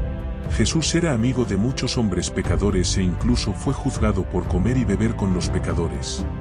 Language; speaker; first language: Spanish; native; Spanish